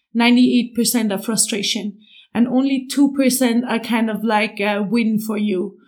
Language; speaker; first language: English; non-native, fluent; German